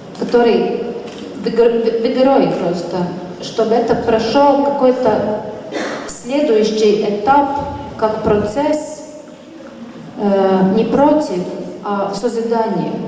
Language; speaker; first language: Russian; non-native, local second language; Latvian